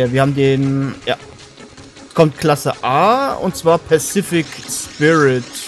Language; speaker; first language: German; native; German